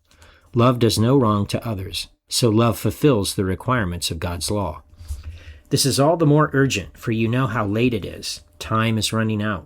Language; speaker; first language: English; native; English